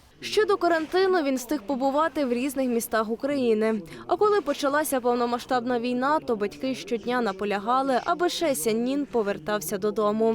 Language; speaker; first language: Ukrainian; native; Ukrainian